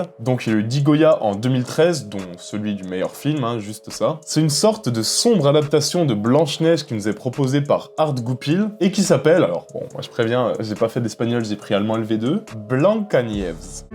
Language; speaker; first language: French; native; French